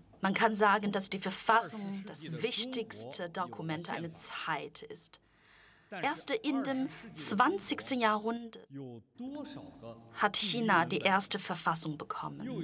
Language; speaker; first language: German; non-native, fluent; Chinese